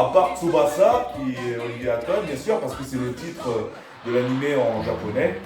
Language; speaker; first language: French; native; French